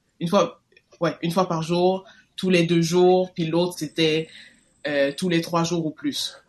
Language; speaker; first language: French; native; French